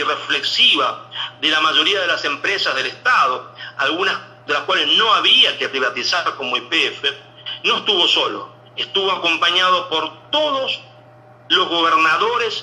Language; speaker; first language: Spanish; native; Spanish